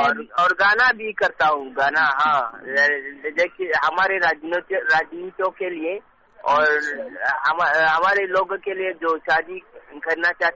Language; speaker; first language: Hindi; non-native, learner; Hausa